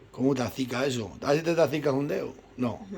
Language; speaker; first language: Spanish; native; Spanish